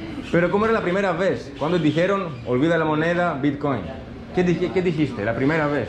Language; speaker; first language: Spanish; non-native, fluent; Greek